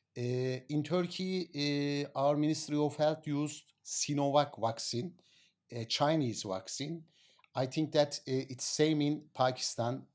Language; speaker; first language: English; non-native, learner; Turkish